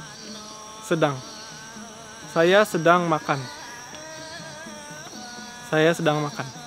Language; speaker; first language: Indonesian; non-native, fluent; English